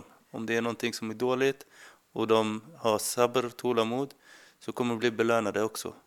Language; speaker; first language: Swedish; non-native, fluent; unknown